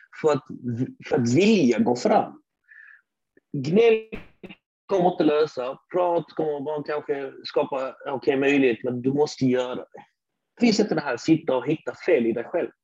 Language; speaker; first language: Swedish; early bilingual, other home language; Arabic